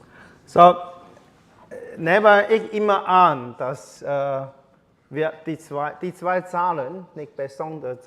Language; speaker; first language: German; non-native, learner; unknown